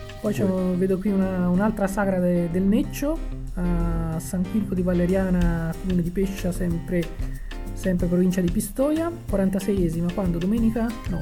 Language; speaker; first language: Italian; native; Italian